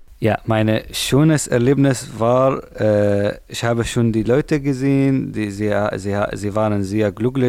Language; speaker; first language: German; non-native, learner; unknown